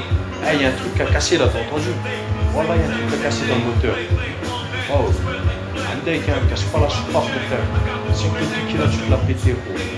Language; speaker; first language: French; native; French